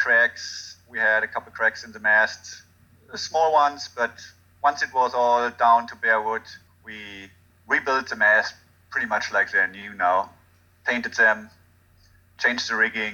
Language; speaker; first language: English; non-native, fluent; German